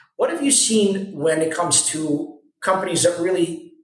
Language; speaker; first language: English; native; English